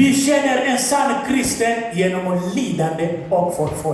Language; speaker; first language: Swedish; non-native, fluent; Lingala